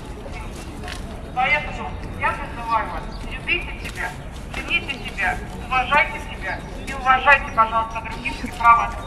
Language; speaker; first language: Russian; native; Russian